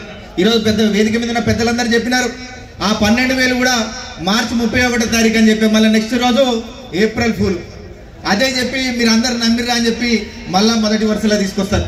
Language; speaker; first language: Telugu; native; Telugu